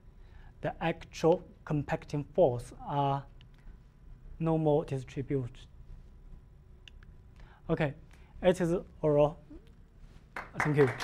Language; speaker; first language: English; non-native, learner; Chinese